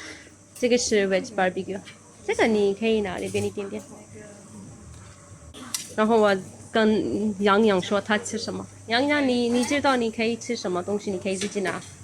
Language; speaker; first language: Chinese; non-native, learner; Urdu